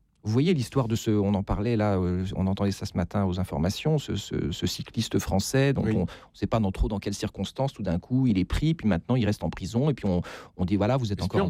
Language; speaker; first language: French; native; French